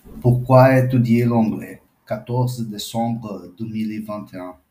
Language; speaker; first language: French; non-native, learner; Portuguese